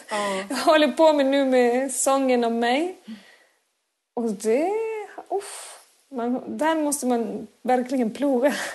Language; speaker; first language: Swedish; non-native, fluent; Spanish